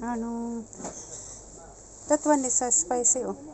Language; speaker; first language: English; non-native, local second language; Filipino